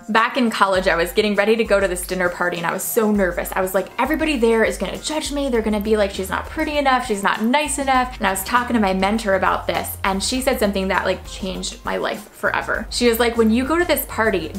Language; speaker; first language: English; native; English